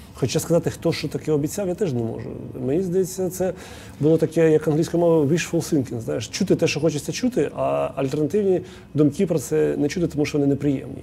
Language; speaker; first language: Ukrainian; native; Ukrainian